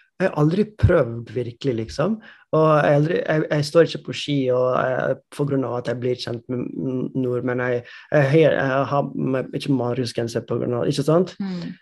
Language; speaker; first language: Norwegian; non-native, fluent; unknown